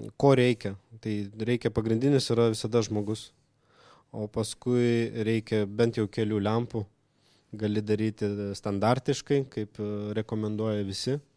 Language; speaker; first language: Lithuanian; non-native, local second language; Russian